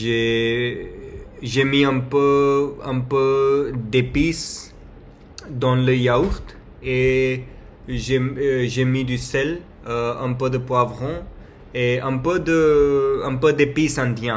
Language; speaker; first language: French; non-native, learner; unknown